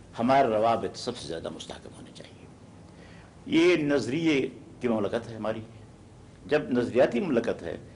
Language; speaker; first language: Urdu; non-native, local second language; Pashto